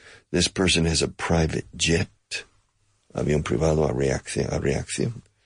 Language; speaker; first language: Spanish; non-native, fluent; English